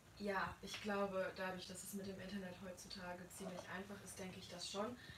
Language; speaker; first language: German; native; German